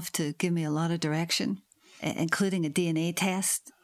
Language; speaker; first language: English; native; English